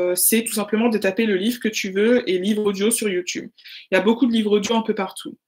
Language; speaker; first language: French; native; French